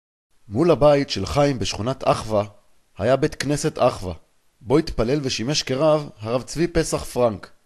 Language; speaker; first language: Hebrew; native; Hebrew